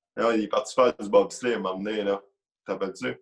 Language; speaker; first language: French; native; French